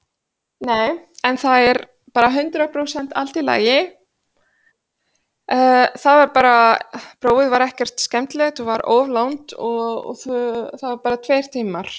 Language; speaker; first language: Icelandic; non-native, fluent; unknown